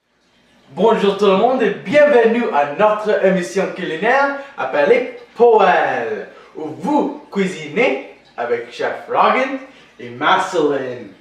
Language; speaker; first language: French; non-native, learner; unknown